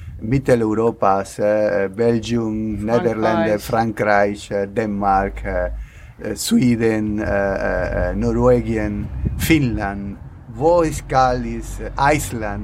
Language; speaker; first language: German; non-native, learner; Spanish